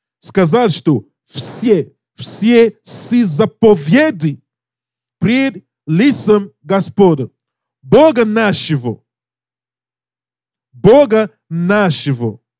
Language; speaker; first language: Russian; non-native, learner; English